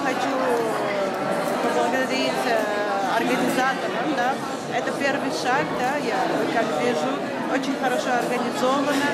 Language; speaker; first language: Russian; non-native, fluent; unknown